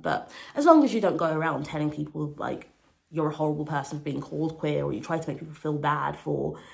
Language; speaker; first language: English; native; English